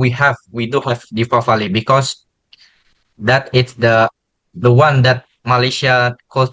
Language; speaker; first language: English; non-native, learner; Indonesian